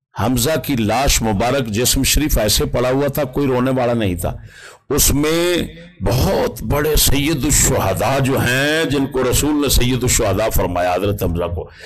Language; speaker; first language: Urdu; non-native, local second language; Punjabi